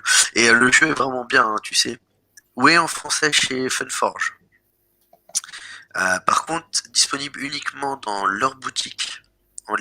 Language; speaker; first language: French; native; French